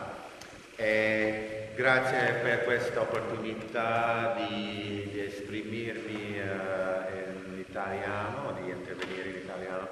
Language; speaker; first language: Italian; non-native, fluent; English